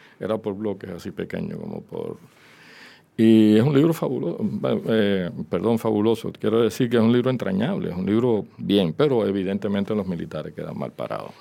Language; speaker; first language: Spanish; native; Spanish